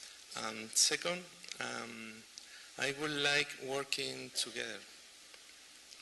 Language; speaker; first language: English; non-native, learner; Spanish